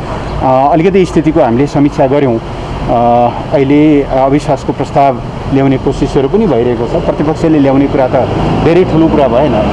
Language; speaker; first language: Nepali; native; Nepali